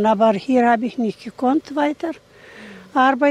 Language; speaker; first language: German; non-native, learner; Russian